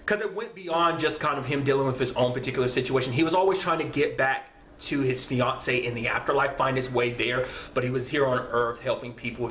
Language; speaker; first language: English; native; English